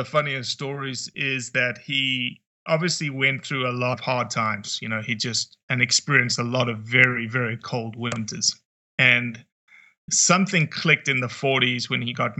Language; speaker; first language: English; native; English